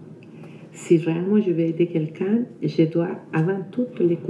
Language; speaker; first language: French; non-native, fluent; Spanish